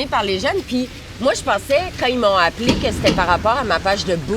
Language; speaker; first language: French; native; French